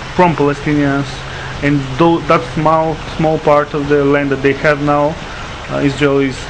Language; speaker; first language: English; non-native, learner; Macedonian